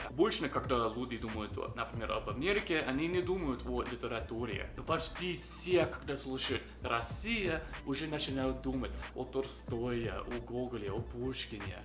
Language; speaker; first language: Russian; non-native, fluent; English